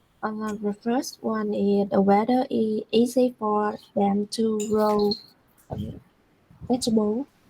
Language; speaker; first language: English; non-native, learner; Vietnamese